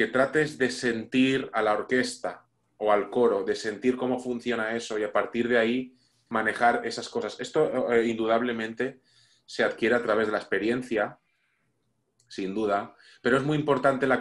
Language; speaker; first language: Spanish; native; Spanish